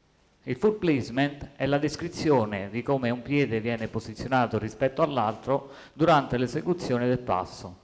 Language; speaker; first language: Italian; native; Italian